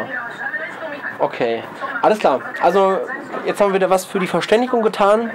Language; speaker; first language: German; native; German